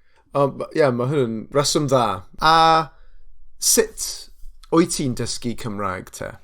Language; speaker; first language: Welsh; non-native, local second language; English